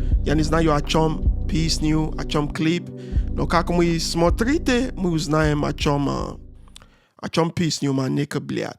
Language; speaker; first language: Russian; non-native, learner; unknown